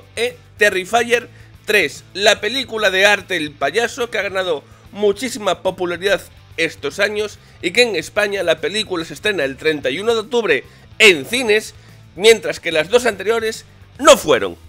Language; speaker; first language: Spanish; native; Spanish